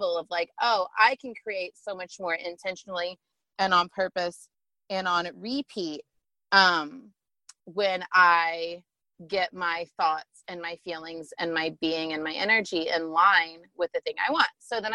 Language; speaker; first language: English; native; English